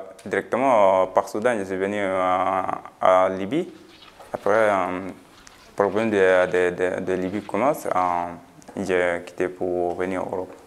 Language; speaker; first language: French; non-native, learner; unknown